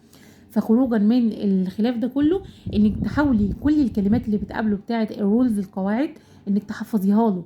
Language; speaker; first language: Arabic; native; Arabic